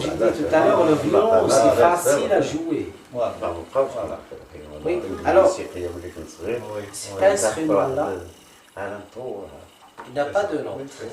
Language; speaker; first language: French; non-native, local second language; Arabic